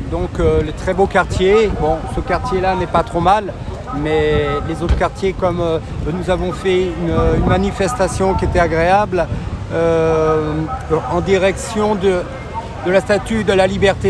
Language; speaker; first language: French; native; French